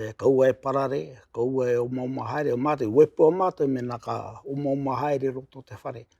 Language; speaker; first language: Māori; native; Māori